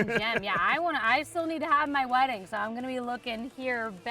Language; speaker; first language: English; native; English